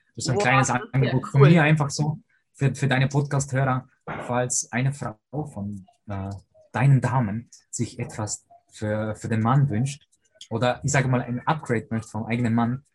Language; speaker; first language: German; early bilingual, other home language; Polish